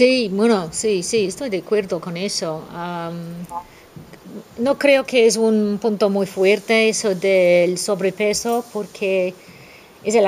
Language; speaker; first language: Spanish; non-native, fluent; English